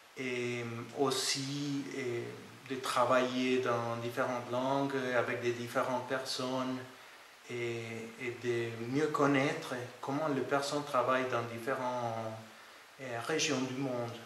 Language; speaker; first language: French; non-native, fluent; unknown